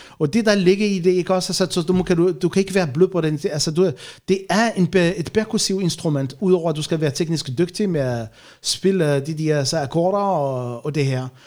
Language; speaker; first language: Danish; non-native, fluent; Arabic